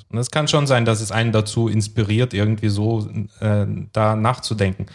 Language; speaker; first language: German; early bilingual, other home language; Russian